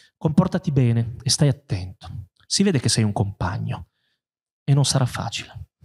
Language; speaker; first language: Italian; native; Italian